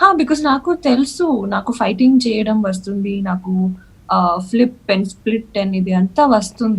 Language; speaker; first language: Telugu; non-native, learner; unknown